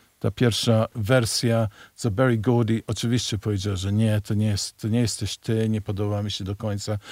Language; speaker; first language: Polish; non-native, fluent; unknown